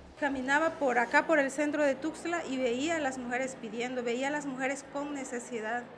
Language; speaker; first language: Spanish; native; Spanish